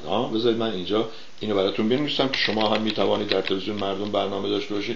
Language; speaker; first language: Persian; native; Persian